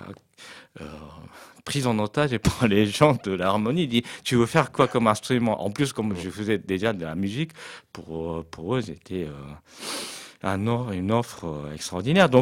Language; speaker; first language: French; non-native, fluent; Japanese